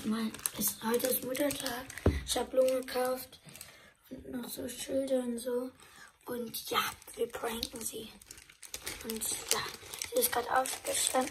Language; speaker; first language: German; early bilingual, other home language; Filipino